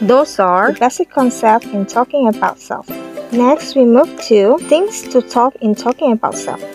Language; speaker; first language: English; non-native, fluent; Indonesian